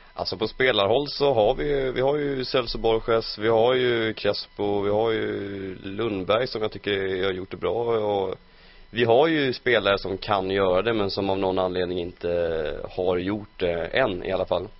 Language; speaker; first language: Swedish; native; Swedish